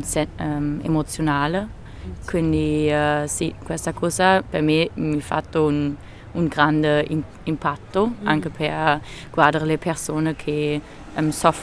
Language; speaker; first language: Italian; non-native, learner; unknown